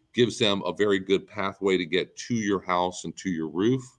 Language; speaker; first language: English; native; English